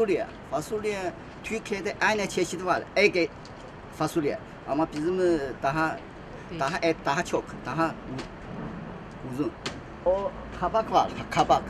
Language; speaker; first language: Turkish; non-native, learner; Chinese